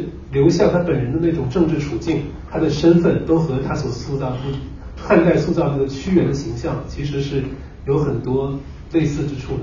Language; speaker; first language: Chinese; native; Chinese